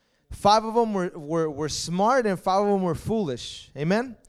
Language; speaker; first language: English; early bilingual, other home language; Spanish